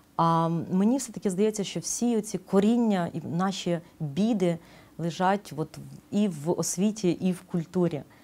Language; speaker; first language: Ukrainian; native; Ukrainian